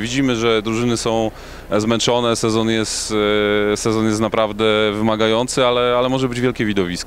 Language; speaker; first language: Polish; native; Polish